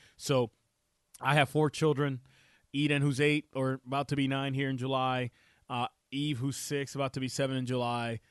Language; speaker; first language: English; non-native, fluent; Spanish